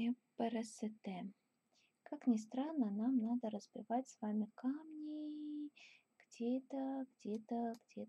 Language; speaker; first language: Russian; native; Russian